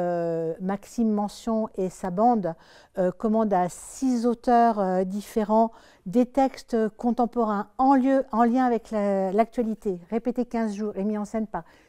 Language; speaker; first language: French; native; French